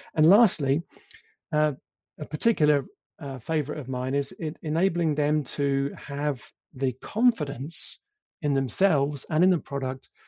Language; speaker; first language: English; native; English